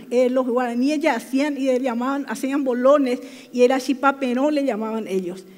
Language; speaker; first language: Spanish; non-native, local second language; Guarani